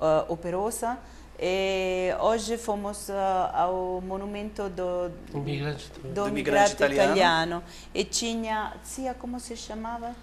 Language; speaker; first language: Portuguese; non-native, fluent; Italian